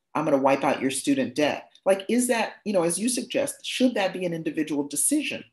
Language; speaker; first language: English; native; English